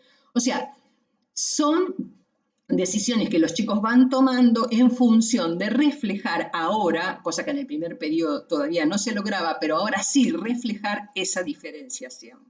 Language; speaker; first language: Spanish; native; Spanish